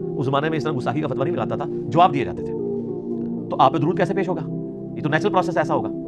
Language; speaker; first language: Urdu; non-native, local second language; Punjabi